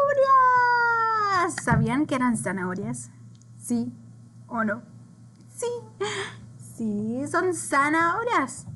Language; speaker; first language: Spanish; early bilingual, heritage; English